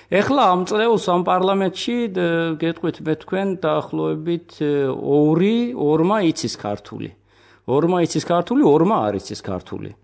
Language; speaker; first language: Georgian; non-native, local second language; Azerbaijani